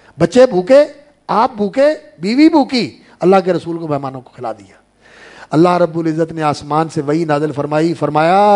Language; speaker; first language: Urdu; non-native, local second language; Punjabi